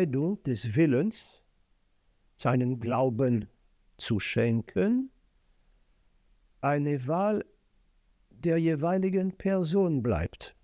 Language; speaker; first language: German; non-native, fluent; French